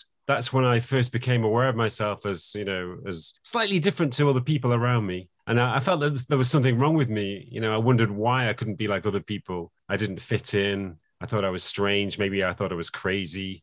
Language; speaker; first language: English; native; English